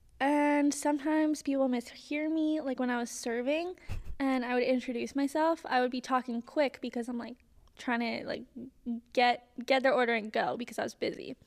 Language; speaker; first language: English; native; English